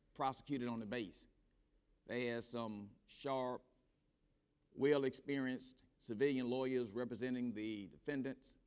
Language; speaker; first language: English; native; English